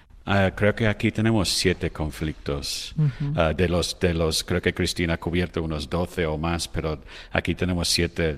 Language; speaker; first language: Spanish; non-native, fluent; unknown